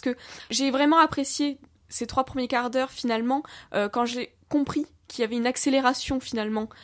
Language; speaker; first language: French; native; French